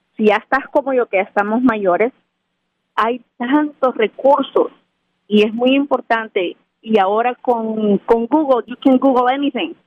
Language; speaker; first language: Spanish; native; Spanish